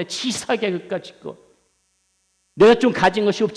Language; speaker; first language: Korean; native; Korean